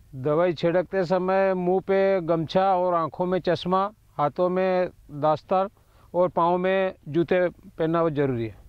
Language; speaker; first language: Hindi; native; Hindi